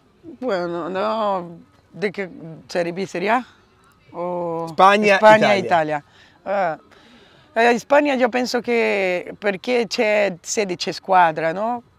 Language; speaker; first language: Italian; non-native, learner; Portuguese